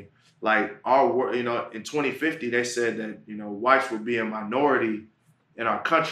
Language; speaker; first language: English; native; English